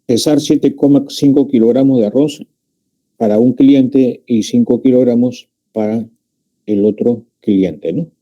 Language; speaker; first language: Spanish; native; Spanish